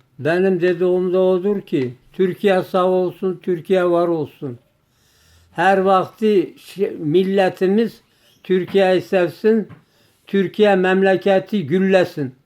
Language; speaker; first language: Turkish; native; Turkish